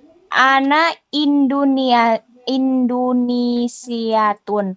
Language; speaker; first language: Arabic; non-native, learner; Indonesian